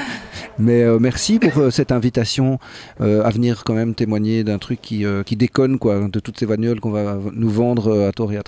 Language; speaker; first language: French; native; French